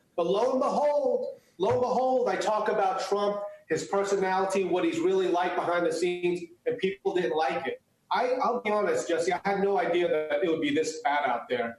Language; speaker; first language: English; early bilingual, other home language; Chinese